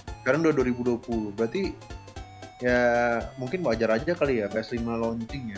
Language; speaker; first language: Indonesian; native; Indonesian